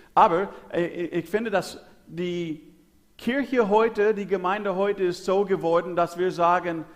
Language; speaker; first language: German; non-native, fluent; English